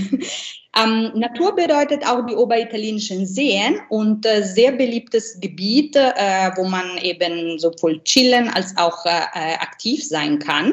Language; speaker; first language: German; non-native, fluent; Italian